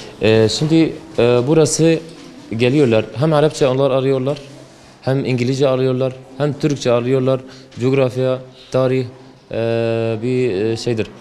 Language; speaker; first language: Turkish; non-native, learner; Arabic